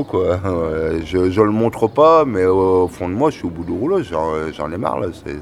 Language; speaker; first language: French; native; French